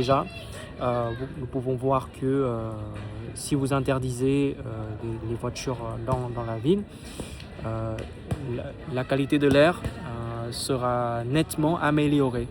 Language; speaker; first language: French; non-native, fluent; Vietnamese